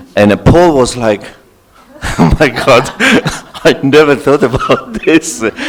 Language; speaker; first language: English; non-native, fluent; Armenian